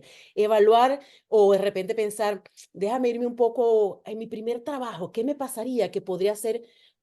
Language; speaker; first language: Spanish; native; Spanish